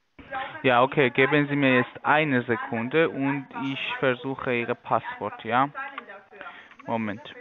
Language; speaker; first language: German; non-native, fluent; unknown